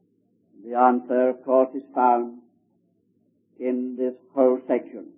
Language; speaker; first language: English; native; English